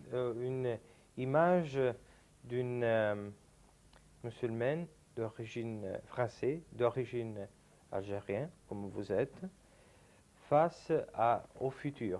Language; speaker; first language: French; non-native, fluent; Italian